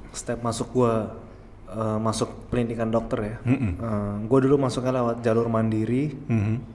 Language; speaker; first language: Indonesian; native; Indonesian